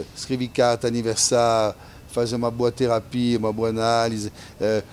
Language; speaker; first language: Portuguese; non-native, fluent; French